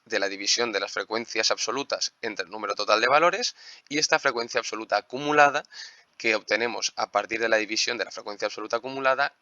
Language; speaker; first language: Spanish; native; Spanish